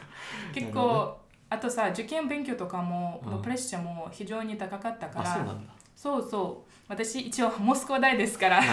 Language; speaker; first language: Japanese; non-native, fluent; Russian